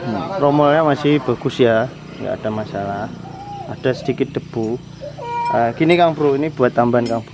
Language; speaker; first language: Indonesian; native; Indonesian